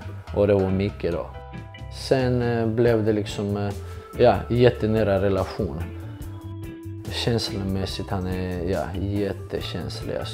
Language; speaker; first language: Swedish; early bilingual, other home language; Georgian